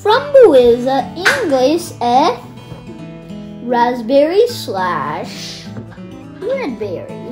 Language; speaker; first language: Portuguese; early bilingual, heritage; Portuguese